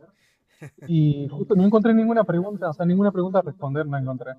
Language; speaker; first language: Spanish; native; Spanish